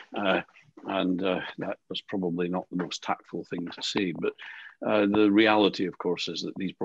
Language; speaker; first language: English; native; English